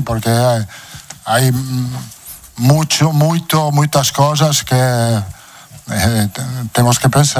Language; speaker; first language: Portuguese; non-native, learner; Italian